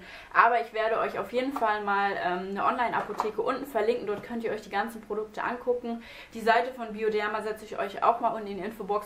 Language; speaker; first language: German; native; German